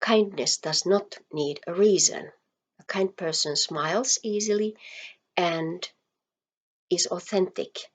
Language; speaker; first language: English; non-native, fluent; Finnish